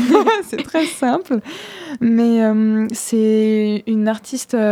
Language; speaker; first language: French; native; French